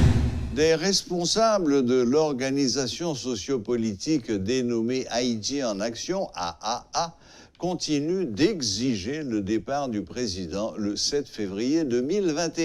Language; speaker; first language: French; non-native, local second language; Haitian Creole